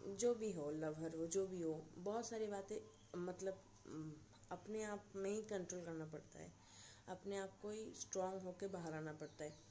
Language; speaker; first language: Hindi; non-native, local second language; Bangla